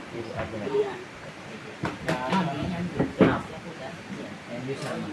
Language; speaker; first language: English; non-native, learner; Indonesian